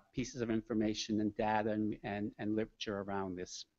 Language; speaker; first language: English; native; English